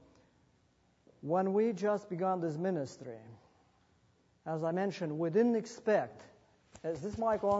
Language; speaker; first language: English; non-native, fluent; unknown